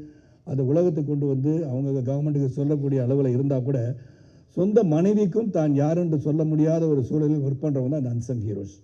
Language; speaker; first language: Tamil; native; Tamil